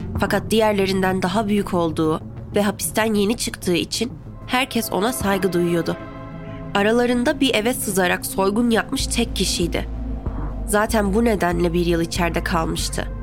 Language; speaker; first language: Turkish; native; Turkish